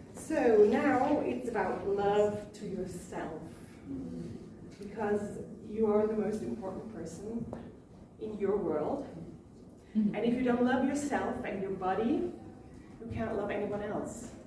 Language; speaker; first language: English; non-native, fluent; German